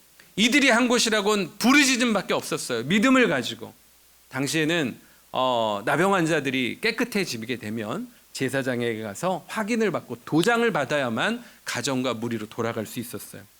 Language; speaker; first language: Korean; native; Korean